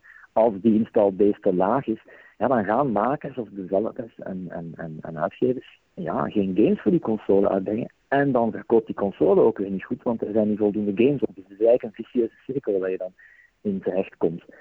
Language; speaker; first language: Dutch; native; Dutch